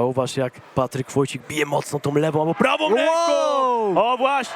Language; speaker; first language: Polish; native; Polish